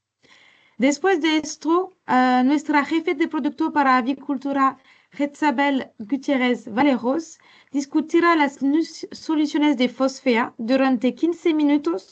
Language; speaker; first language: Spanish; non-native, learner; French